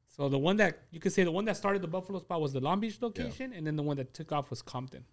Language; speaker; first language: English; early bilingual, other home language; Spanish